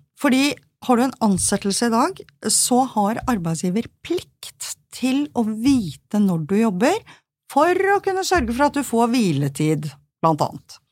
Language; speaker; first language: Norwegian; native; Norwegian